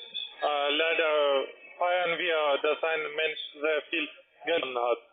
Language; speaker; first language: German; non-native, learner; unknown